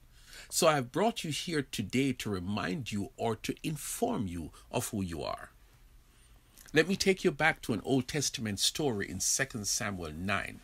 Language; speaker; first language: English; native; English